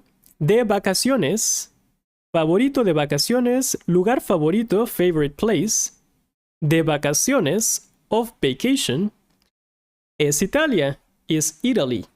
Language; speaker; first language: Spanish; non-native, fluent; English